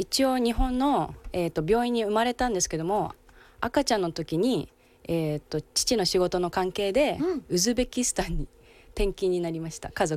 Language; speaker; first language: Japanese; early bilingual, heritage; Japanese